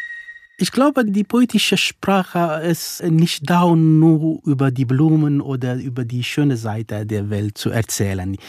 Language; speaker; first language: German; non-native, fluent; Kurdish